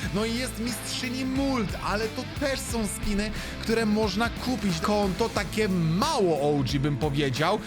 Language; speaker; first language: Polish; native; Polish